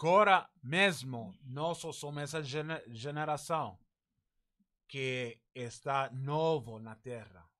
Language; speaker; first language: Portuguese; non-native, learner; Spanish